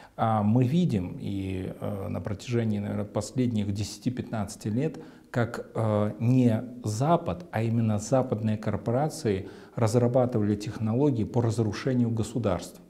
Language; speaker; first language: Russian; native; Russian